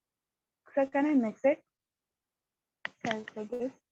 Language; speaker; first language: English; non-native, learner; Hindi